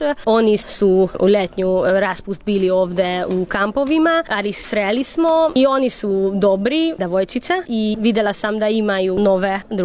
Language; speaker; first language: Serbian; non-native, local second language; Hungarian